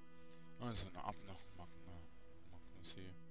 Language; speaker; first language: German; native; German